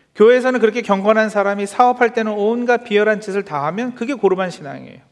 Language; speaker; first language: Korean; native; Korean